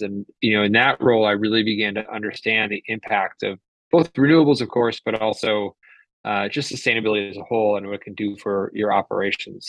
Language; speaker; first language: English; native; English